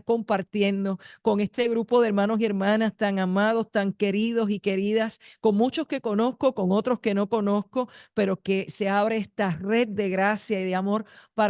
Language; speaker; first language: Spanish; native; Spanish